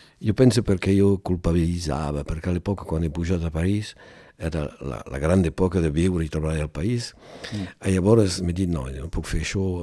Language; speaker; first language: Catalan; non-native, local second language; French